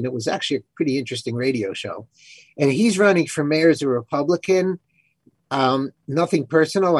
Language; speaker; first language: English; native; English